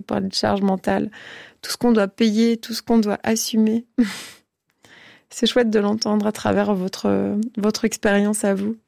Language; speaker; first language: French; native; French